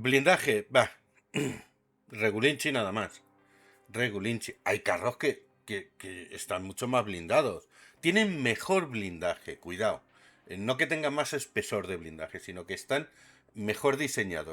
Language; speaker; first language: Spanish; native; Spanish